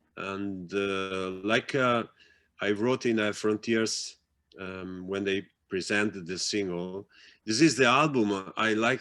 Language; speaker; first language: English; non-native, fluent; Italian